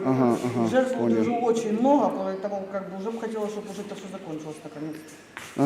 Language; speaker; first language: Russian; native; Russian